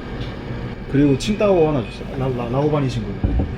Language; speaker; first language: Korean; native; Korean